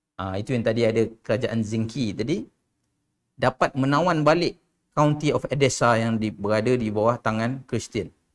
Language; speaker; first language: Malay; native; Malay